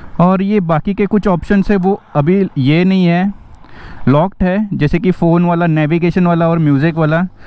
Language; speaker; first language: Hindi; non-native, local second language; Marathi